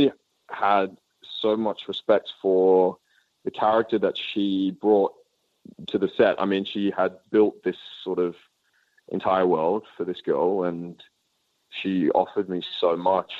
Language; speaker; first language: English; native; English